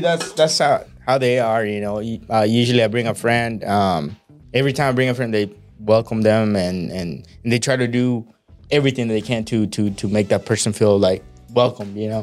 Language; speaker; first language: English; early bilingual, other home language; Spanish